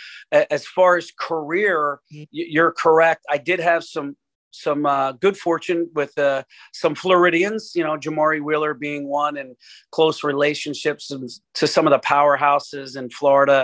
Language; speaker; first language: English; native; English